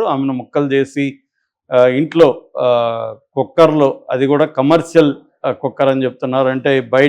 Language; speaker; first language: Telugu; native; Telugu